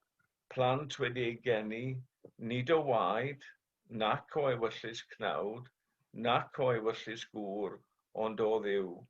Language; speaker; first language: Welsh; native; Welsh